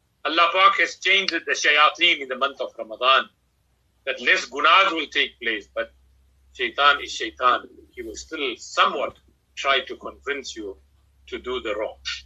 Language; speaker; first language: English; native; English